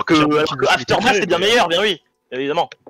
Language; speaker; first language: French; native; French